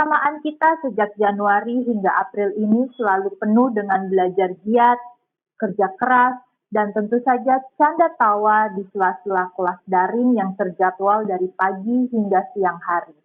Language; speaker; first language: Indonesian; native; Indonesian